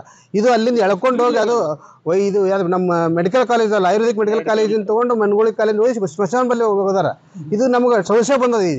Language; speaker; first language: Kannada; native; Kannada